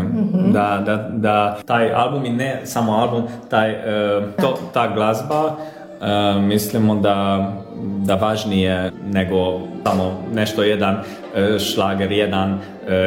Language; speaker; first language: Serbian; non-native, local second language; Hungarian